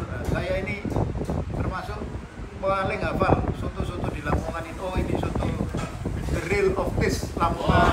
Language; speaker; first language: Indonesian; native; Indonesian